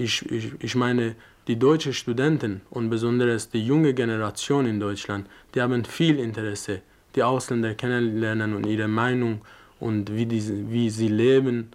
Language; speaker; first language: German; non-native, fluent; Persian